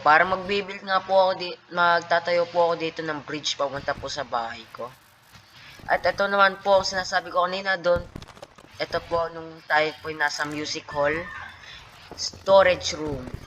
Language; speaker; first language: Filipino; native; Filipino